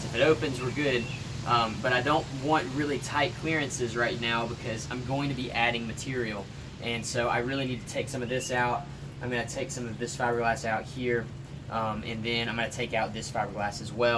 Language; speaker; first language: English; native; English